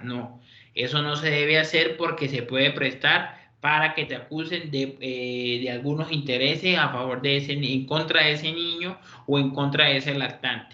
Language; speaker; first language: Spanish; native; Spanish